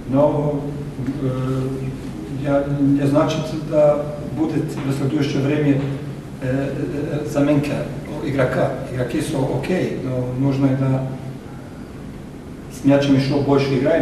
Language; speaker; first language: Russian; non-native, learner; Macedonian